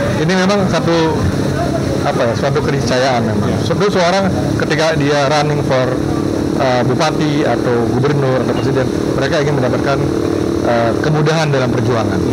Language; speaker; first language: Indonesian; native; Indonesian